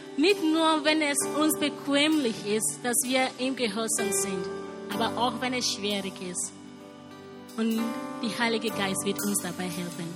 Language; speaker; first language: German; non-native, learner; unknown